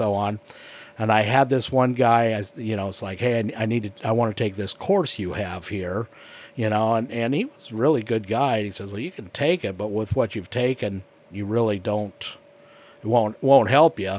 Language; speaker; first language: English; native; English